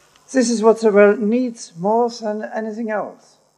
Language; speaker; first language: English; non-native, fluent; German